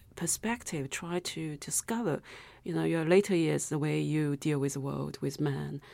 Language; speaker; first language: English; non-native, fluent; Chinese